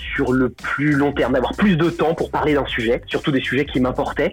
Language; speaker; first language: French; native; French